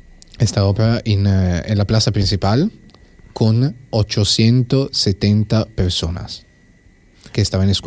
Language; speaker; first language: Spanish; non-native, fluent; Italian